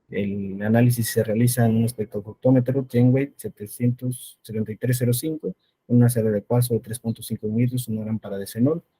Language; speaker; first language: Spanish; native; Spanish